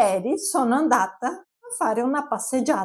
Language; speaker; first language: Italian; non-native, fluent; Portuguese